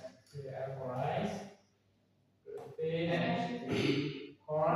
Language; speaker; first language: English; non-native, learner; Indonesian